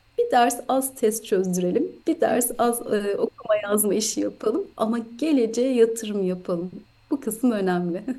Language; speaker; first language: Turkish; native; Turkish